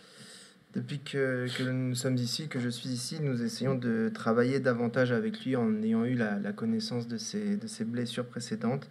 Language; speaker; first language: French; native; French